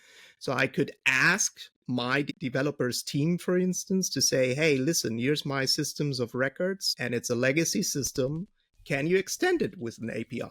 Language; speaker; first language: English; non-native, fluent; German